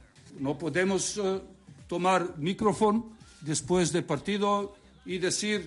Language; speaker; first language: Spanish; non-native, learner; Serbian